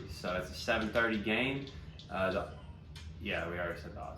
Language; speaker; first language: English; native; English